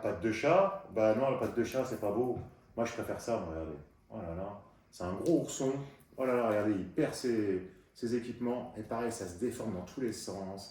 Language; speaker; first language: French; native; French